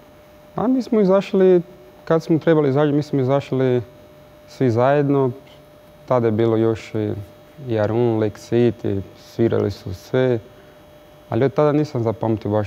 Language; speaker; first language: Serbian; non-native, learner; Portuguese